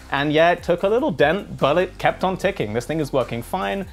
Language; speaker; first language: English; native; English